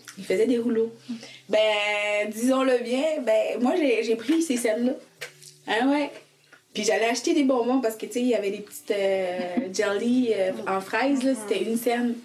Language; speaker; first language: French; early bilingual, other home language; Haitian Creole